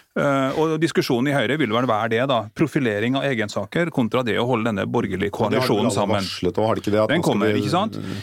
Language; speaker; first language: Norwegian; native; Norwegian